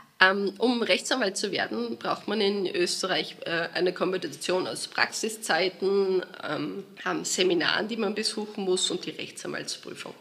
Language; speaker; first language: German; native; German